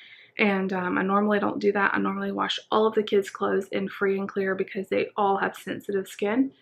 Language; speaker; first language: English; native; English